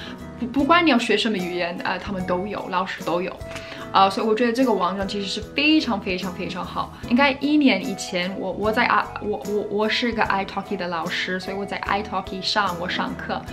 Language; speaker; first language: Chinese; non-native, fluent; English